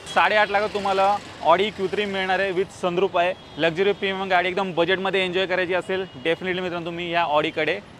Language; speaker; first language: Marathi; native; Marathi